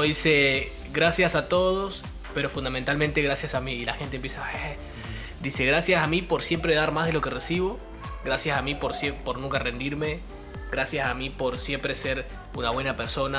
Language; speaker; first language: Spanish; native; Spanish